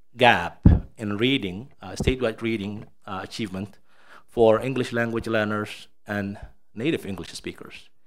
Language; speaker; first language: English; non-native, fluent; Somali